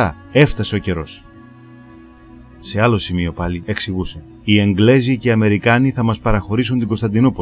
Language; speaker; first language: Greek; native; Greek